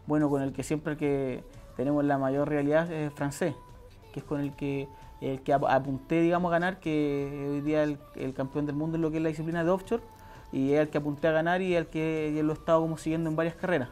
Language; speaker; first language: Spanish; native; Spanish